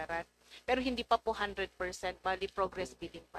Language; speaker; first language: Filipino; native; Filipino